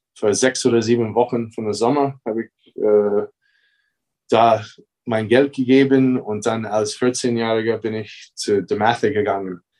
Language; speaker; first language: German; non-native, fluent; English